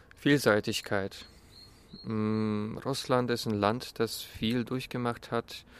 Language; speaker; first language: German; early bilingual, other home language; Russian